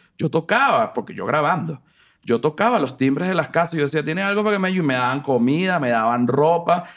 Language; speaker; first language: Spanish; native; Spanish